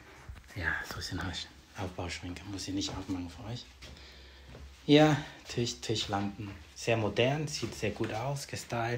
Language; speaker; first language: German; non-native, fluent; Vietnamese